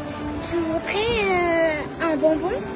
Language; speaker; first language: French; non-native, learner; Spanish